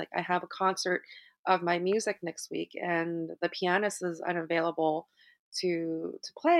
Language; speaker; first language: English; native; English